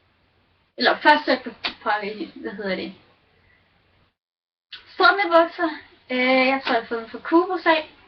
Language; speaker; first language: Danish; native; Danish